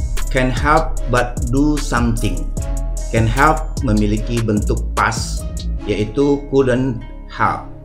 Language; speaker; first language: English; non-native, fluent; Indonesian